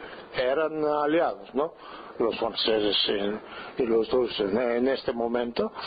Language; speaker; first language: Spanish; non-native, fluent; Greek